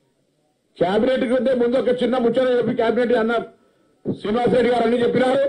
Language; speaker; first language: Telugu; native; Telugu